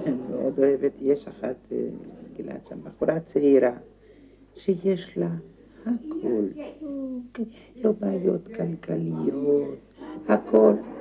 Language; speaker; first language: Hebrew; non-native, fluent; Romanian